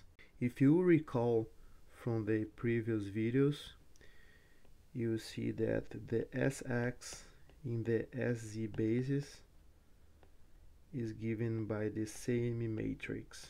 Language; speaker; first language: English; non-native, fluent; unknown